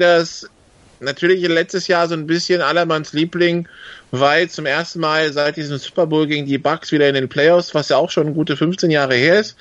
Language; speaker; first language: German; native; German